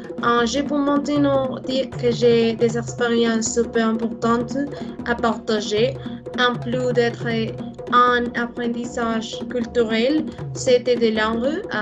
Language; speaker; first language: French; non-native, learner; Spanish